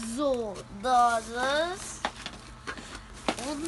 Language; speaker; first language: German; non-native, learner; Romanian